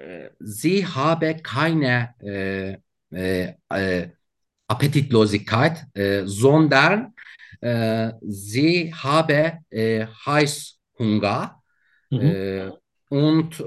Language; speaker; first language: German; non-native, learner; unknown